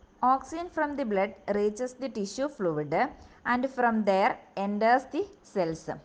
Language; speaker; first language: English; non-native, local second language; Malayalam